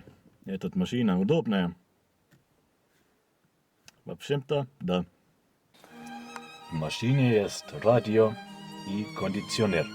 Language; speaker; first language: Russian; non-native, learner; Estonian